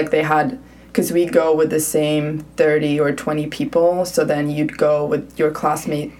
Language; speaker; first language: English; non-native, fluent; Swedish